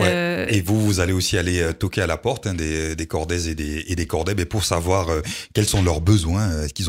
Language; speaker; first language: French; native; French